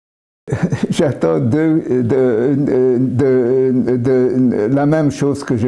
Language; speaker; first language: French; non-native, fluent; Hungarian